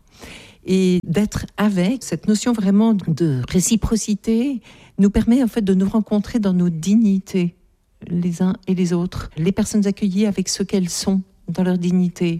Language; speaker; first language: French; native; French